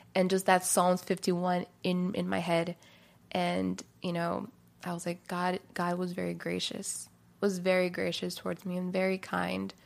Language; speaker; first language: English; native; English